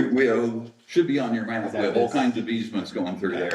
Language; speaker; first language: English; native; English